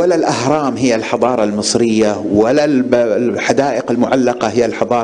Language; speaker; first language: Arabic; native; Arabic